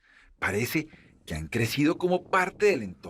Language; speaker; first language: Spanish; native; Spanish